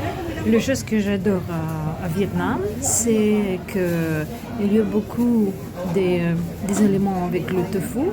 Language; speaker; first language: French; non-native, learner; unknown